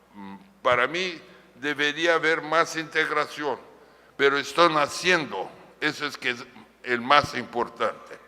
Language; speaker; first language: Spanish; non-native, fluent; Portuguese